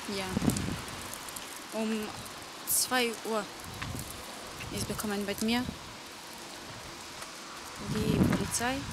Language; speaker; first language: German; non-native, learner; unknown